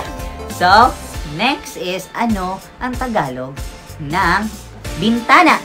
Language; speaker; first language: Filipino; non-native, local second language; Cebuano